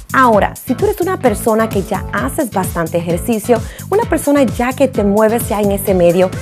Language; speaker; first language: Spanish; native; Spanish